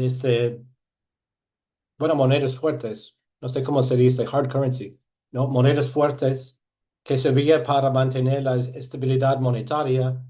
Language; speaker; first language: Spanish; non-native, fluent; English